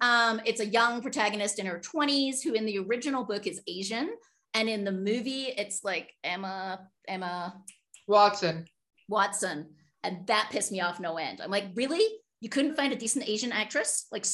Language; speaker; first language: English; native; English